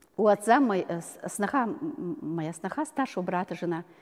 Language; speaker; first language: Russian; non-native, local second language; Chechen